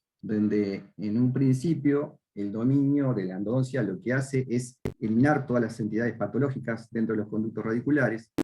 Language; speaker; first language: Spanish; native; Spanish